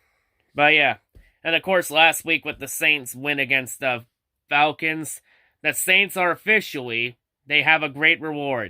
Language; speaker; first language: English; native; English